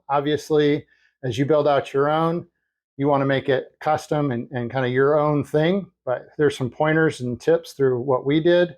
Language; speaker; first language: English; native; English